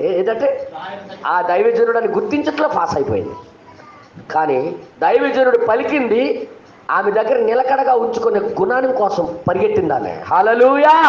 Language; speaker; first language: Telugu; non-native, local second language; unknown